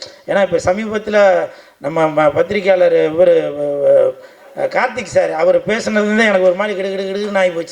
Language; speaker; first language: Tamil; native; Tamil